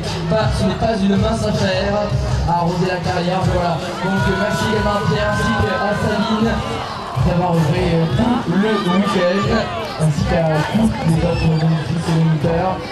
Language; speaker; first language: French; native; French